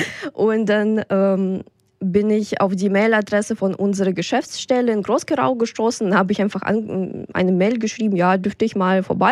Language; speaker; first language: German; non-native, fluent; Russian